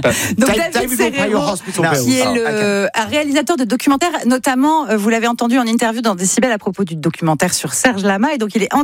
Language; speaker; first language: French; native; French